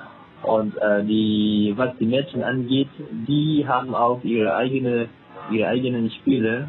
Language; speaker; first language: German; non-native, fluent; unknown